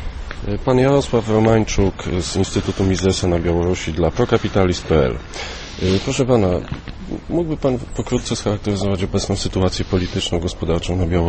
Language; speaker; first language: Polish; native; Polish